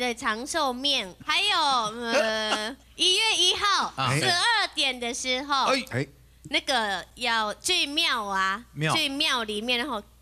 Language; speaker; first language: Chinese; non-native, fluent; Japanese